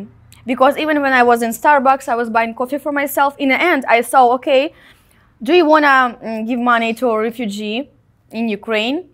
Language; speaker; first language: English; non-native, fluent; Ukrainian